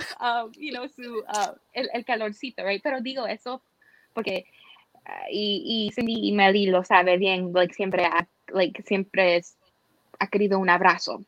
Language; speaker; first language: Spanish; early bilingual, heritage; Spanish